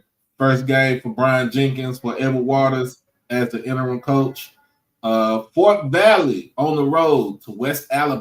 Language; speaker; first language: English; native; English